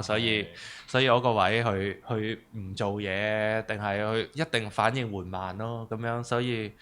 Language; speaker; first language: Cantonese; native; Cantonese